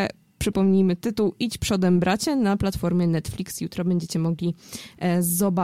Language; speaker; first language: Polish; native; Polish